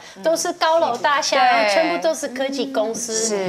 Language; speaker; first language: Chinese; non-native, fluent; English